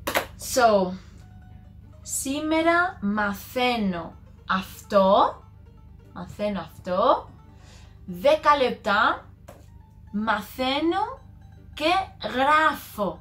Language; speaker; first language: Greek; non-native, learner; English